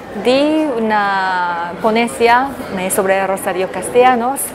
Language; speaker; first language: Spanish; non-native, learner; Japanese